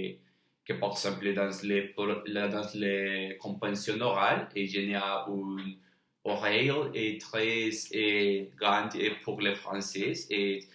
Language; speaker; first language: French; non-native, learner; Spanish